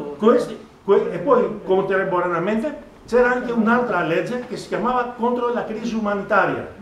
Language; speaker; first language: Italian; non-native, fluent; Greek